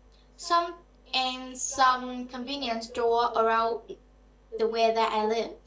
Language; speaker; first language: English; non-native, learner; Vietnamese